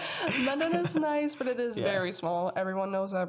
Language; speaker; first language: English; non-native, fluent; Danish